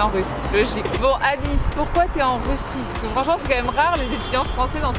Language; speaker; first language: French; native; French